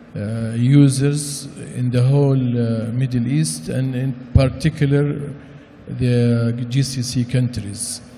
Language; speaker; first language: English; non-native, fluent; Arabic